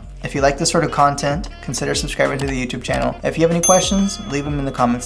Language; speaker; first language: English; native; English